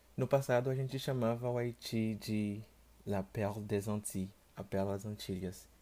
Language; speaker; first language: Portuguese; non-native, fluent; Haitian Creole